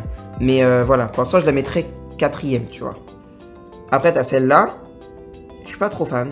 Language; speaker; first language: French; native; French